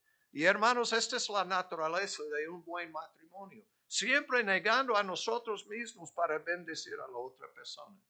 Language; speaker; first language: Spanish; non-native, fluent; English